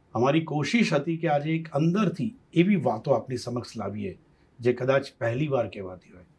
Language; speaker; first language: Hindi; non-native, local second language; Gujarati